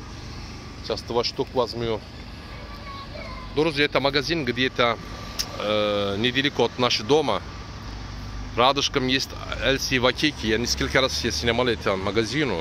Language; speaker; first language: Russian; non-native, learner; Turkish